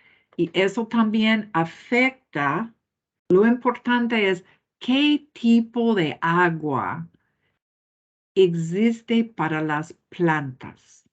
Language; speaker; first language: Spanish; non-native, fluent; English